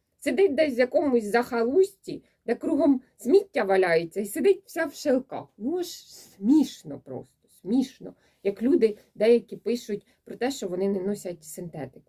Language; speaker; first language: Ukrainian; native; Ukrainian